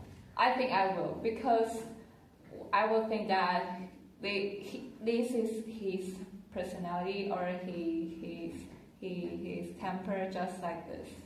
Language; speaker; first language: English; non-native, learner; Chinese